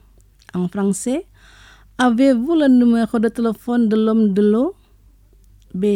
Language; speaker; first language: French; non-native, fluent; Indonesian